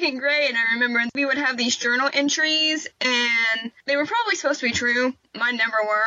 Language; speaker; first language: English; native; English